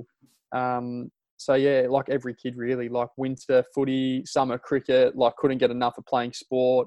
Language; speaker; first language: English; native; English